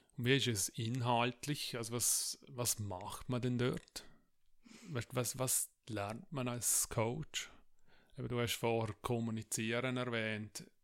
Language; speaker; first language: German; native; German